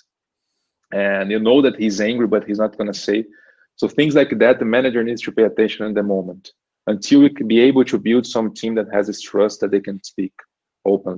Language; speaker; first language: English; non-native, fluent; Portuguese